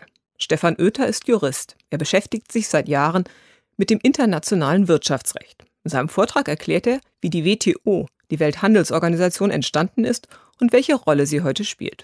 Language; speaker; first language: German; native; German